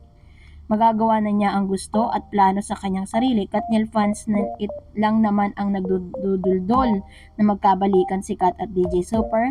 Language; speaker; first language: Filipino; native; Filipino